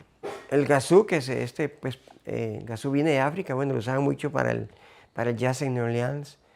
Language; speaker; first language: Spanish; native; Spanish